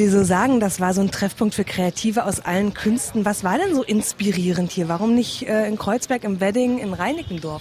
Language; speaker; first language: German; native; German